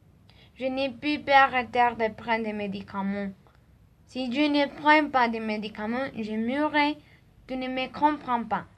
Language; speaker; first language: French; non-native, learner; Spanish